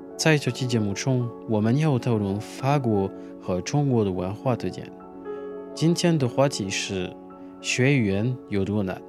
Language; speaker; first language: Chinese; non-native, fluent; French